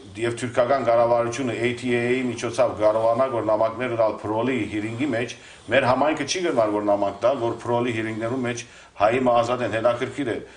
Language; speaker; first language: Armenian; native; Armenian